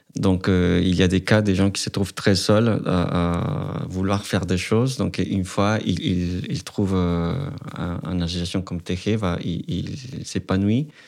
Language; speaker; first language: French; non-native, fluent; Spanish